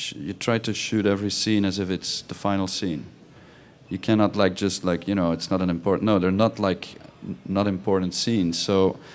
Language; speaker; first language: English; non-native, fluent; Dutch